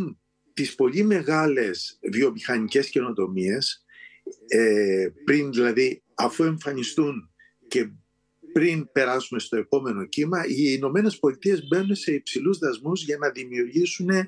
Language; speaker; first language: Greek; native; Greek